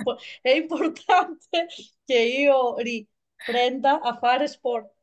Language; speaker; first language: Italian; non-native, learner; Greek